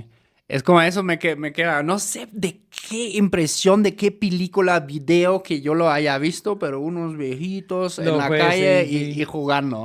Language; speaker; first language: Spanish; native; Spanish